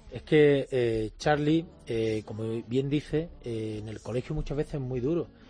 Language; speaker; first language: Spanish; native; Spanish